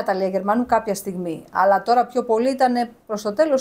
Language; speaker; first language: Greek; native; Greek